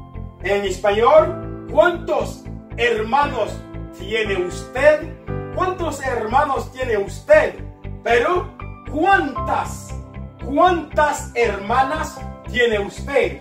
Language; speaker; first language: Spanish; non-native, fluent; Haitian Creole